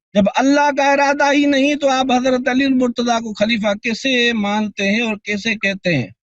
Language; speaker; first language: Urdu; non-native, local second language; Sindhi